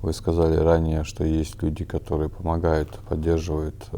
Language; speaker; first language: Russian; non-native, local second language; Chechen